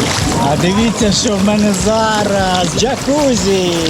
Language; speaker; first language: Ukrainian; native; Ukrainian